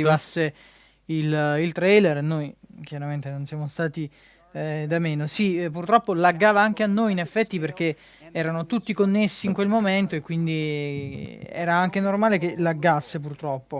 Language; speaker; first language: Italian; native; Italian